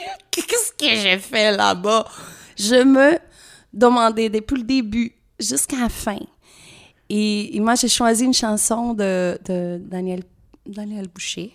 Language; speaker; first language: French; non-native, fluent; Portuguese